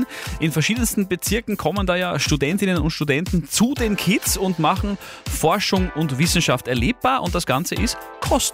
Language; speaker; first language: German; native; German